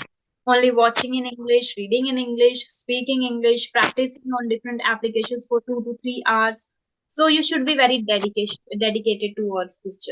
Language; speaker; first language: English; non-native, local second language; Hindi